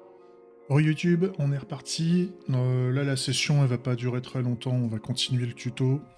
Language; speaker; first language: French; native; French